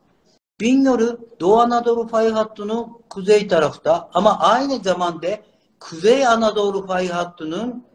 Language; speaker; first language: Turkish; non-native, learner; Japanese